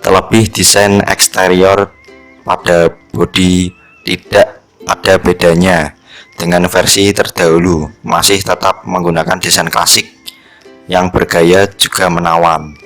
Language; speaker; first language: Indonesian; native; Indonesian